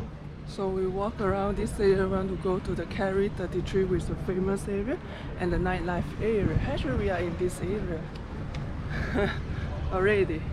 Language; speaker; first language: English; non-native, fluent; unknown